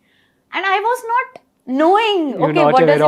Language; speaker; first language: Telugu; non-native, learner; Gujarati